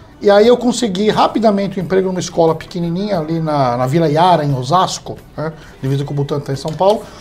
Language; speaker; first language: Portuguese; early bilingual, heritage; English